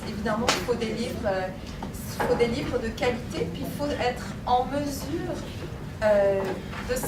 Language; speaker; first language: French; native; French